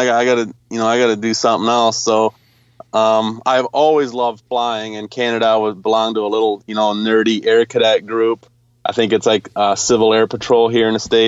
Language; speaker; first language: English; early bilingual, other home language; Polish